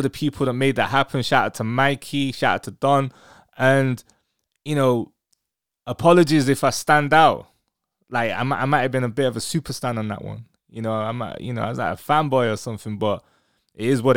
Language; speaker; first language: English; native; English